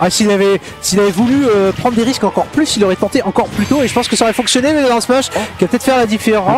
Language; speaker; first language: French; native; French